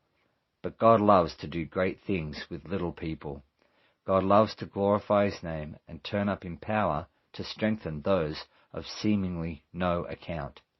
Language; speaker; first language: English; native; English